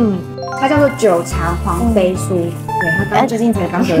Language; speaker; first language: Chinese; native; Chinese